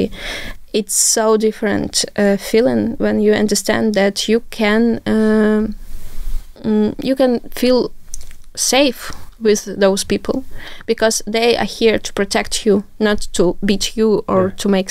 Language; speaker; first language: English; non-native, fluent; Ukrainian